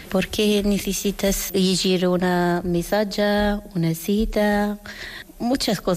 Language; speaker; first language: Catalan; non-native, learner; Arabic